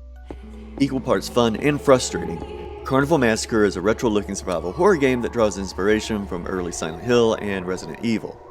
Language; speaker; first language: English; native; English